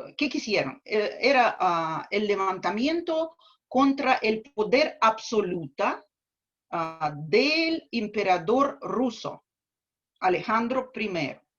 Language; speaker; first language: Spanish; non-native, fluent; Russian